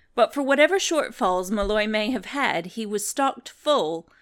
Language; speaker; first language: English; native; English